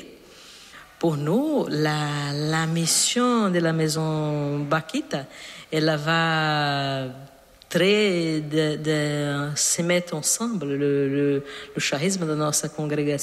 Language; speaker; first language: French; non-native, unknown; Portuguese